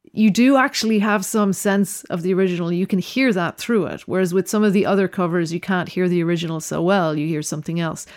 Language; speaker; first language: English; native; English